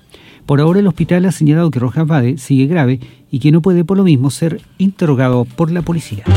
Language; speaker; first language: Spanish; native; Spanish